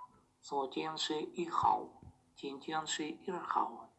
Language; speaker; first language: Chinese; non-native, learner; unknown